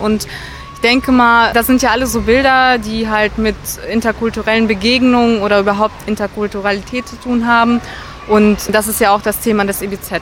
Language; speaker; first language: German; native; German